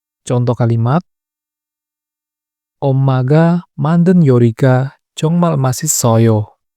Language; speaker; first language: Korean; non-native, fluent; Indonesian